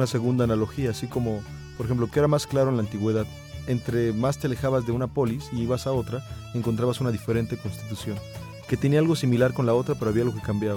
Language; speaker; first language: Spanish; native; Spanish